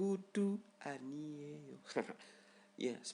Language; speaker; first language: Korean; non-native, learner; Indonesian